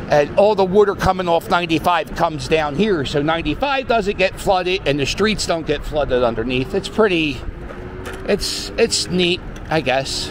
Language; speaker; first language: English; native; English